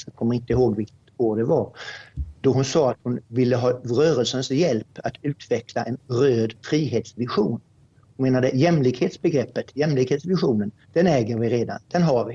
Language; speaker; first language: Swedish; native; Swedish